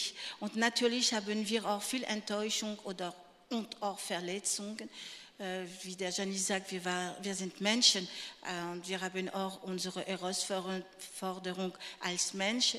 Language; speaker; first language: German; non-native, fluent; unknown